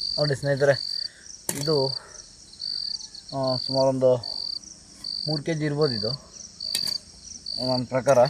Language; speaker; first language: Kannada; native; Kannada